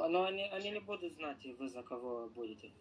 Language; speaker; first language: Russian; non-native, local second language; Romanian